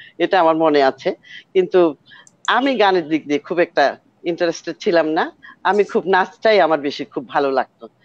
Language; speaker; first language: Bangla; non-native, local second language; Chakma